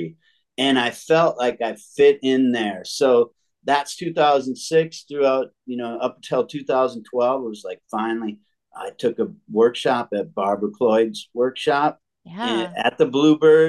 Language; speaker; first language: English; native; English